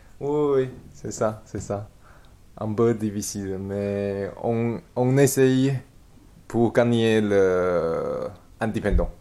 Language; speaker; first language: French; non-native, learner; Chinese